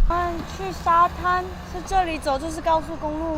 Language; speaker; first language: Chinese; early bilingual, heritage; Chinese